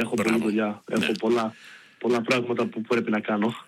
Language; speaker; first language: Greek; early bilingual, heritage; Greek